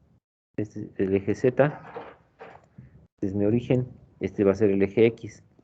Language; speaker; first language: Spanish; native; Spanish